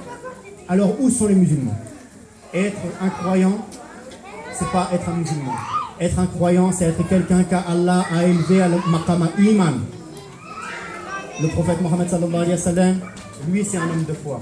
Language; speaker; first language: French; native; French